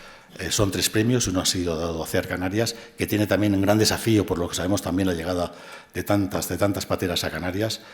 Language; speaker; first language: Spanish; native; Spanish